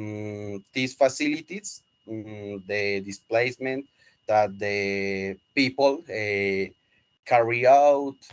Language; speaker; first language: English; non-native, learner; Spanish